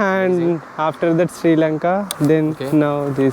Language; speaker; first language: English; non-native, local second language; Telugu